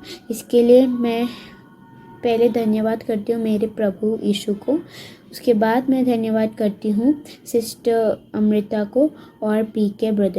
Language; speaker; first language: Hindi; non-native, local second language; Malayalam